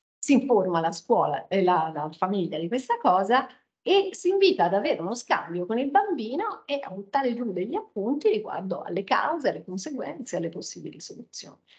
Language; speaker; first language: Italian; native; Italian